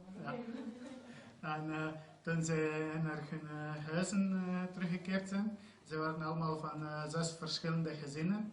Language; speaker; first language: Dutch; non-native, fluent; Croatian